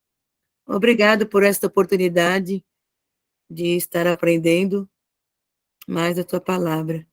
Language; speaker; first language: Portuguese; native; Portuguese